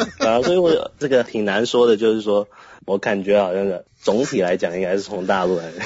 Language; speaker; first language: Chinese; early bilingual, heritage; Chinese